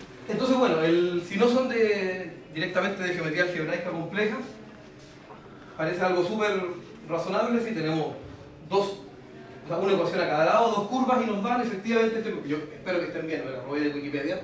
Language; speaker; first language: Spanish; native; Spanish